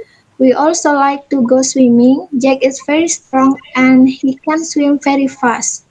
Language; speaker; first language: English; non-native, learner; Indonesian